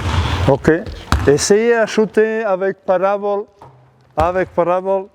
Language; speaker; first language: French; non-native, learner; Serbian